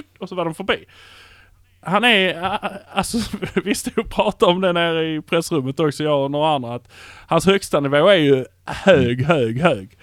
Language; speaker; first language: Swedish; native; Swedish